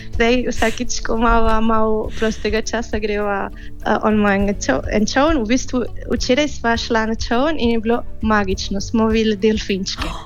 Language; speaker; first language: Slovenian; early bilingual, heritage; Slovenian